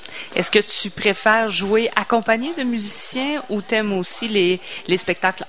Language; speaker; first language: French; native; French